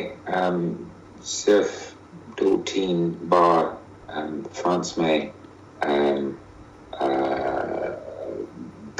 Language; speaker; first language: Hindi; non-native, learner; English